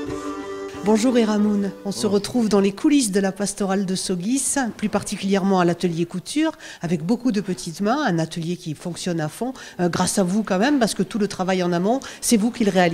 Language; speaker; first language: French; native; French